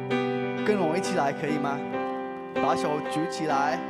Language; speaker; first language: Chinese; non-native, learner; Thai